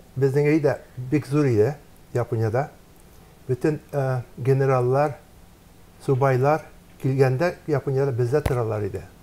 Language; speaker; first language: Tatar; early bilingual, heritage; Tatar